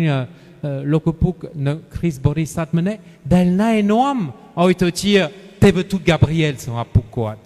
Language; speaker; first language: Khmer; non-native, fluent; French